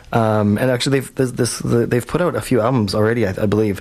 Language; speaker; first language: English; native; English